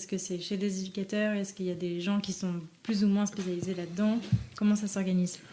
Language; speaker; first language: French; native; French